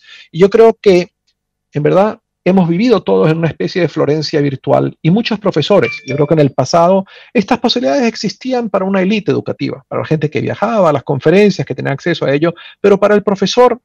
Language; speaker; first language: Spanish; native; Spanish